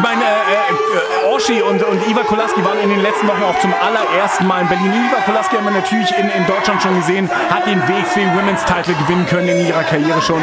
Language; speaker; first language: German; native; German